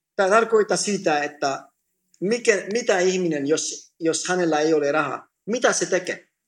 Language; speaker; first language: Finnish; non-native, fluent; Greek